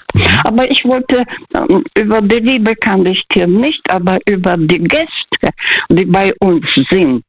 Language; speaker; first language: German; non-native, fluent; Russian